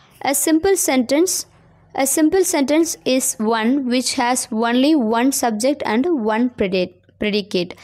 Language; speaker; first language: English; non-native, local second language; Tamil